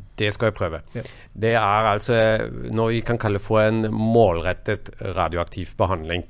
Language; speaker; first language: Norwegian; non-native, fluent; German